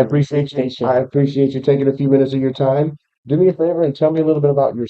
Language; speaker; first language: English; native; English